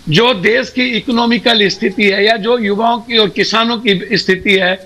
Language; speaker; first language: Hindi; native; Hindi